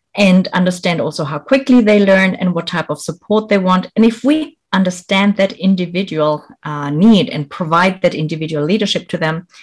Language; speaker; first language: English; non-native, fluent; German